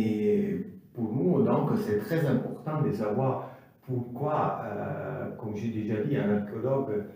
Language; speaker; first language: French; non-native, fluent; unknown